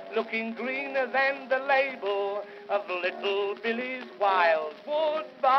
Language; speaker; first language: English; native; English